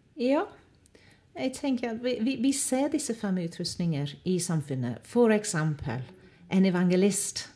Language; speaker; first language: Norwegian; non-native, fluent; English